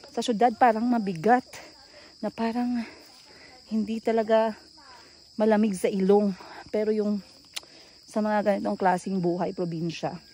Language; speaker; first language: Filipino; non-native, local second language; Cebuano